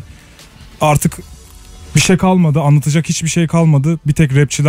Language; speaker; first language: Turkish; native; Turkish